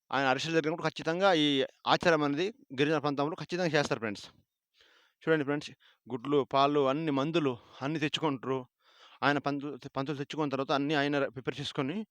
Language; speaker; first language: Telugu; native; Telugu